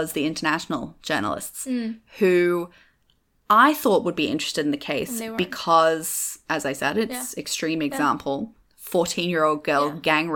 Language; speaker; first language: English; native; English